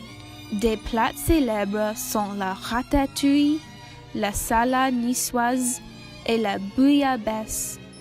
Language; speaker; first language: French; non-native, learner; English